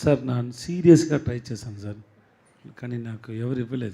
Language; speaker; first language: Telugu; non-native, learner; Tamil